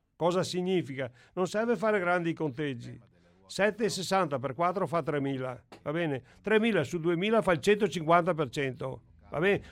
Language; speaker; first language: Italian; native; Italian